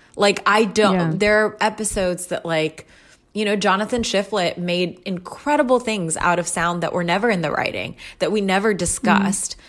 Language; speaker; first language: English; early bilingual, other home language; Urdu